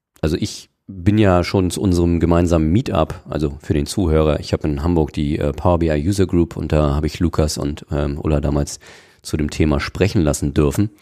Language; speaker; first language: German; native; German